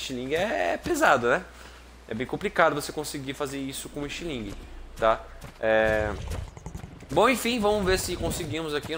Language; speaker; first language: Portuguese; native; Portuguese